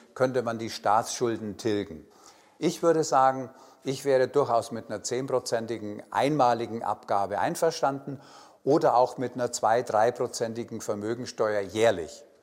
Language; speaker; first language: German; native; German